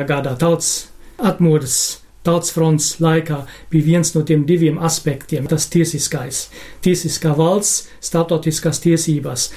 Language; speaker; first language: Latvian; non-native, fluent; German